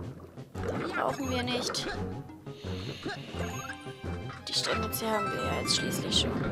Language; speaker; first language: German; native; German